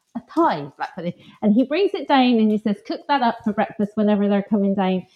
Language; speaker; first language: English; native; English